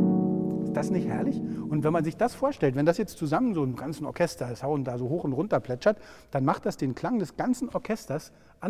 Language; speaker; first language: German; native; German